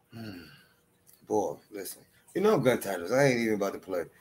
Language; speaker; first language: English; native; English